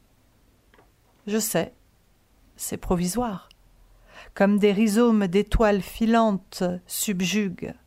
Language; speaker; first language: French; early bilingual, other home language; Italian